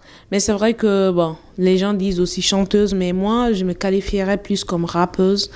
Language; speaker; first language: French; non-native, local second language; Bambara